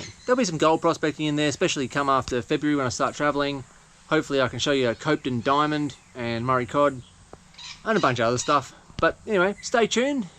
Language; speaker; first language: English; native; English